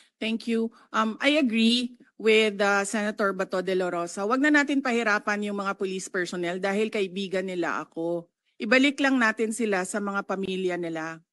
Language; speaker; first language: Filipino; non-native, local second language; Cebuano